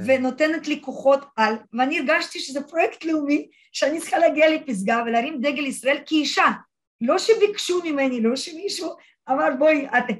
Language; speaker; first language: Hebrew; non-native, fluent; Russian